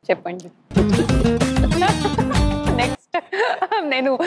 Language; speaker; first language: Telugu; non-native, local second language; Hindi